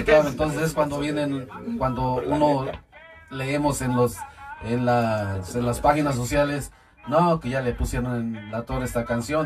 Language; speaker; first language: Spanish; native; Spanish